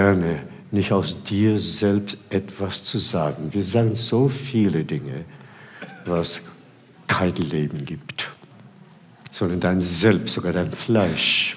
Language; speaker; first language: German; non-native, fluent; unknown